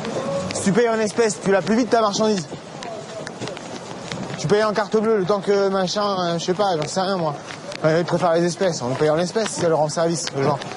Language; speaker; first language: French; native; French